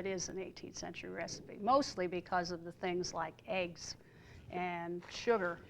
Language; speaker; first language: English; native; English